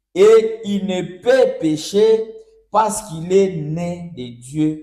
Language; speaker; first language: French; non-native, local second language; Swahili